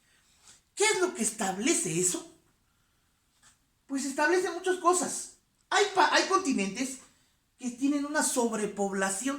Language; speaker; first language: Spanish; native; Spanish